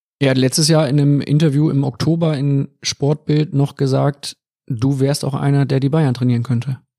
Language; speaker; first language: German; native; German